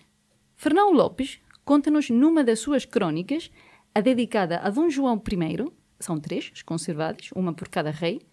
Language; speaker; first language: Portuguese; native; Portuguese